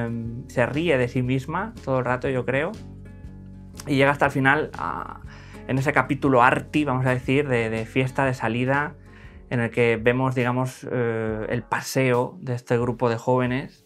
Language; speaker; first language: Spanish; native; Spanish